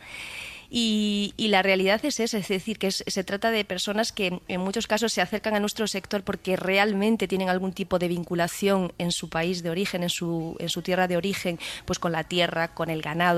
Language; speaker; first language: Spanish; native; Spanish